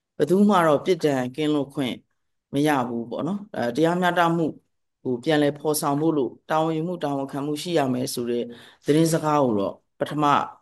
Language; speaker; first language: Burmese; native; Burmese